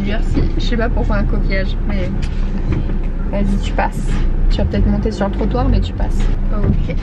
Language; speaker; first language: French; native; French